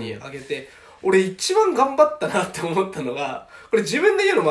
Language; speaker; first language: Japanese; native; Japanese